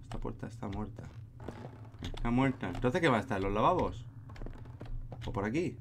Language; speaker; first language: Spanish; native; Spanish